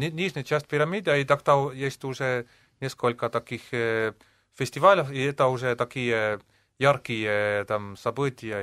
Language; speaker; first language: Russian; non-native, local second language; Estonian